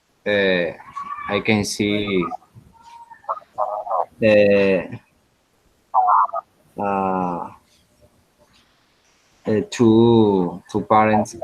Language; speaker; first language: English; non-native, learner; Spanish